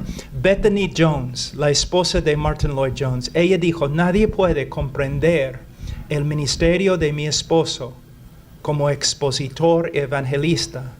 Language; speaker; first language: Spanish; non-native, fluent; English